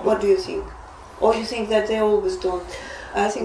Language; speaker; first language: English; non-native, fluent; Russian